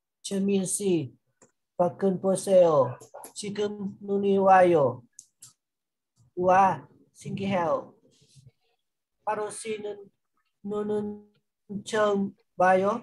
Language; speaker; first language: Korean; non-native, learner; Vietnamese